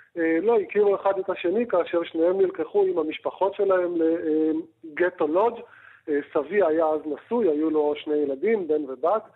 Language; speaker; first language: Hebrew; native; Hebrew